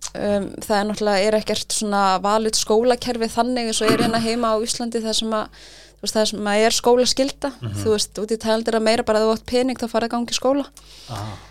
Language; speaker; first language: Icelandic; early bilingual, other home language; Thai